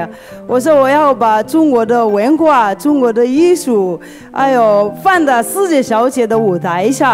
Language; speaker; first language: Chinese; non-native, learner; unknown